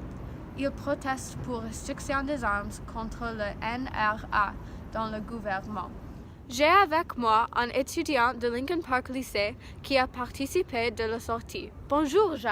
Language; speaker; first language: French; non-native, learner; English